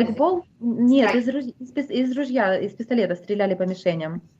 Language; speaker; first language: Russian; native; Russian